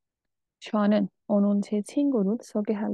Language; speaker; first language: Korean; non-native, fluent; Bangla